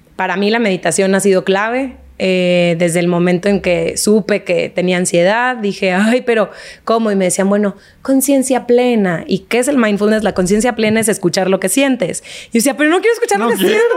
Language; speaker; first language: Spanish; native; Spanish